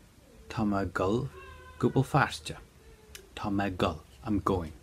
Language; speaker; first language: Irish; non-native, local second language; English